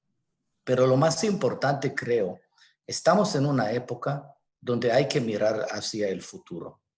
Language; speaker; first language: Spanish; non-native, fluent; Hebrew